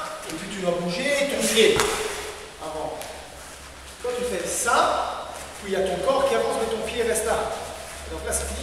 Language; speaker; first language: French; native; French